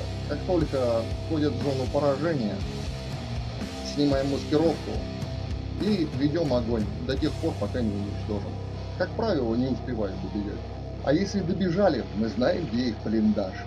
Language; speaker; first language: Russian; native; Russian